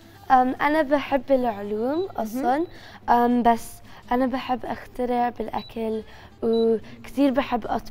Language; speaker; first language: Arabic; early bilingual, heritage; Arabic